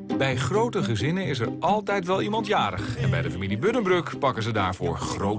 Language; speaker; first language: Dutch; native; Dutch